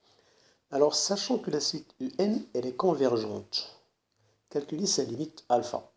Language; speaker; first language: French; non-native, local second language; Arabic